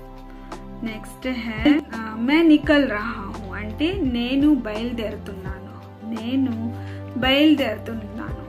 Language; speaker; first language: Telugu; non-native, fluent; Hindi